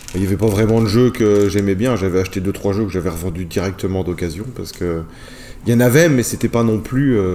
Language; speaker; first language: French; native; French